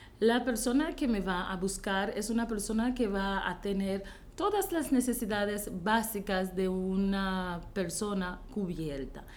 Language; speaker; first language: Spanish; non-native, fluent; Haitian Creole